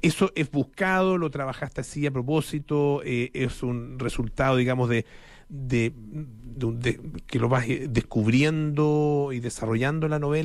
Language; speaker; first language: Spanish; native; Spanish